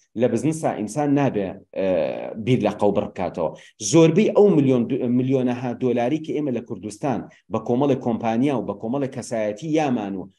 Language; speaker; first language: Central Kurdish; native; Central Kurdish